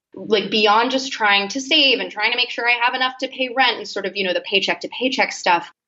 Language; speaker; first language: English; native; English